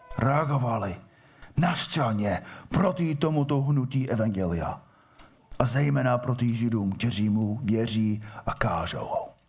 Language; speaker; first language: Czech; non-native, fluent; English